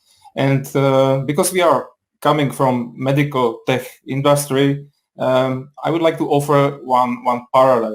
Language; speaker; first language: English; non-native, fluent; Czech